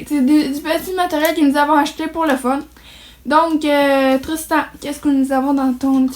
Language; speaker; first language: French; native; French